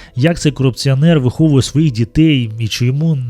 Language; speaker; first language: Ukrainian; non-native, local second language; Russian